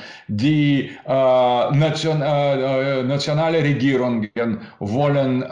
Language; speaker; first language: German; non-native, learner; Russian